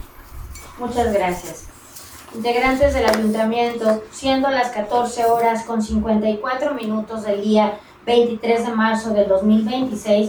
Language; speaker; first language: Spanish; native; Spanish